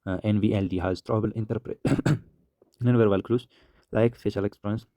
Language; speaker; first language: English; non-native, local second language; Amharic